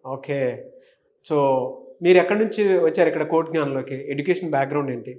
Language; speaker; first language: Telugu; native; Telugu